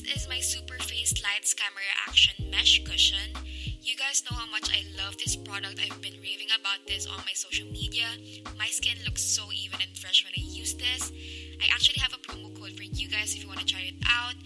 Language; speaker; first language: English; non-native, local second language; Filipino